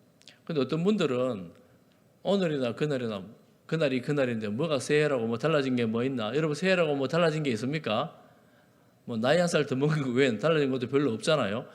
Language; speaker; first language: Korean; native; Korean